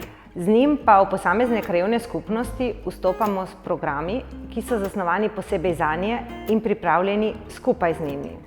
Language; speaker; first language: Slovenian; native; Slovenian